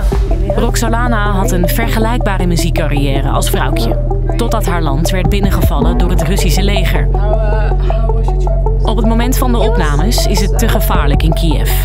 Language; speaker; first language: Dutch; native; Dutch